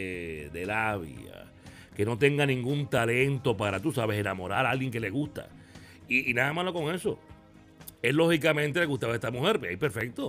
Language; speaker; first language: Spanish; native; Spanish